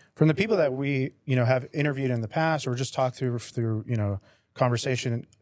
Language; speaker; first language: English; native; English